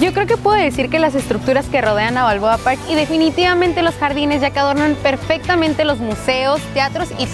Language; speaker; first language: Spanish; native; Spanish